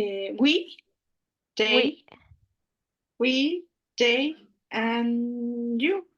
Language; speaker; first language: English; non-native, learner; Spanish